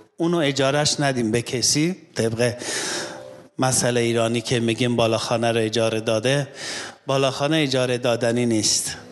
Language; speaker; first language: Persian; non-native, local second language; Armenian